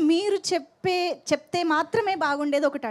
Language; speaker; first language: Telugu; native; Telugu